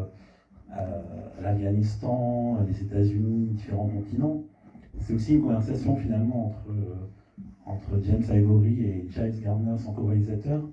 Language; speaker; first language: French; native; French